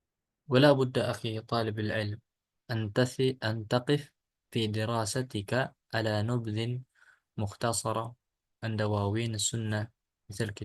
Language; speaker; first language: Arabic; non-native, fluent; Indonesian